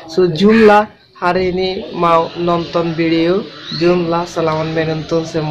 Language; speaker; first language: Indonesian; non-native, learner; Bangla